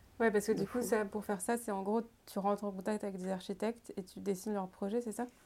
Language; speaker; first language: French; native; French